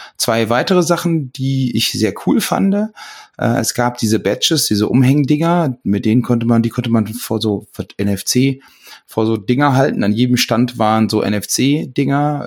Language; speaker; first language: German; native; German